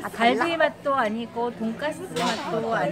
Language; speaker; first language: Korean; native; Korean